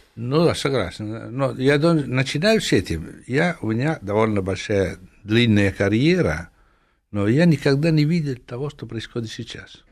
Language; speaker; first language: Russian; non-native, fluent; Italian